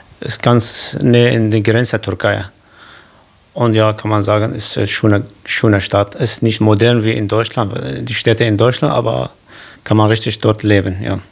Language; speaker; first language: German; non-native, learner; Kurdish